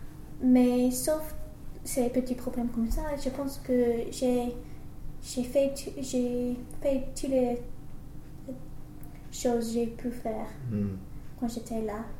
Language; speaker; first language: French; non-native, learner; English